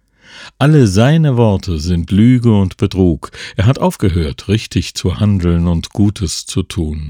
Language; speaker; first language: German; native; German